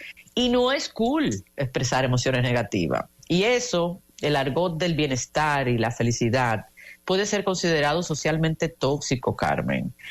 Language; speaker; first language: Spanish; native; Spanish